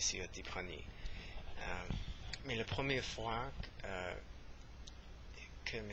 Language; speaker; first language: French; non-native, learner; English